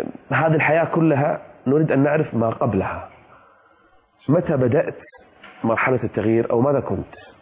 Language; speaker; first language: Arabic; native; Arabic